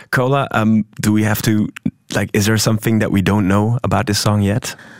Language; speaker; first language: English; non-native, fluent; Dutch